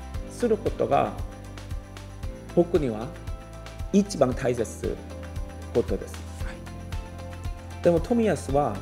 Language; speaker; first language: Japanese; non-native, learner; Korean